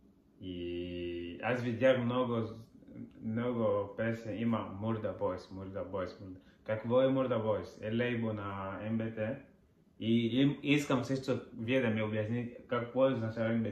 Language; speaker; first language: Bulgarian; non-native, learner; Portuguese